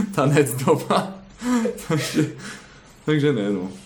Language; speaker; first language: Czech; non-native, fluent; French